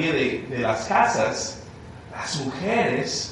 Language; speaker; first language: Spanish; non-native, learner; English